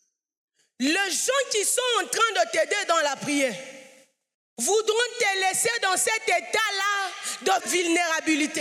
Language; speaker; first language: French; non-native, local second language; Swahili